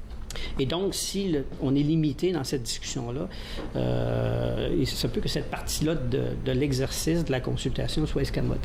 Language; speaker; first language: French; native; French